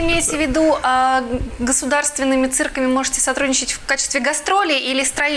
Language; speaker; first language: Russian; native; Russian